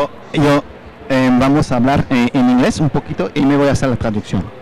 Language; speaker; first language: Spanish; non-native, fluent; French